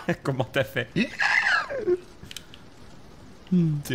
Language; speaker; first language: French; native; French